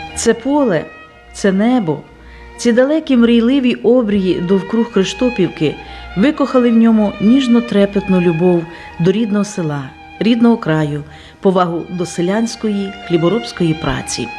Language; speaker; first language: Ukrainian; native; Ukrainian